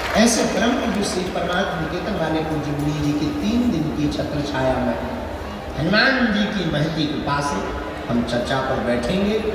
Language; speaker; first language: Hindi; native; Hindi